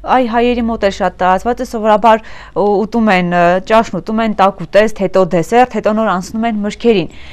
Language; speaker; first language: Armenian; native; Armenian